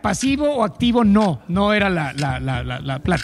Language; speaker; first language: Spanish; native; Spanish